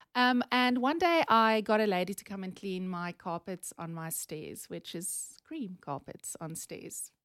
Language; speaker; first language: English; non-native, local second language; Afrikaans